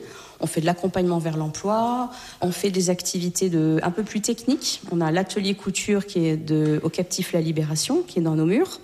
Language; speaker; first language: French; native; French